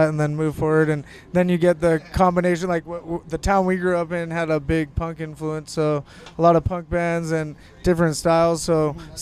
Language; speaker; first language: English; native; English